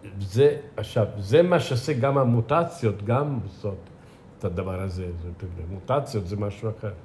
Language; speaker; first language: Hebrew; non-native, fluent; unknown